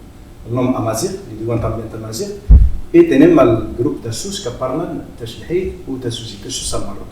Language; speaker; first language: Catalan; non-native, fluent; Berber languages